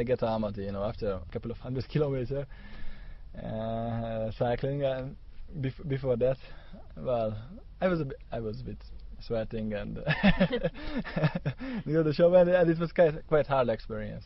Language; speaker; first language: English; non-native, learner; Hungarian